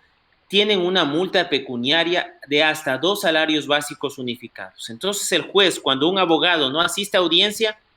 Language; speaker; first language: Spanish; native; Spanish